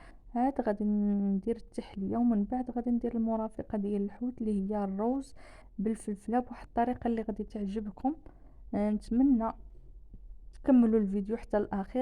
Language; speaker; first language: Arabic; native; Arabic